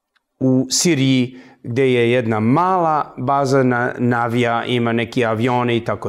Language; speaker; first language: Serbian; early bilingual, heritage; English